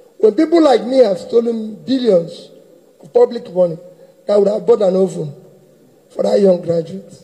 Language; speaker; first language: English; native; English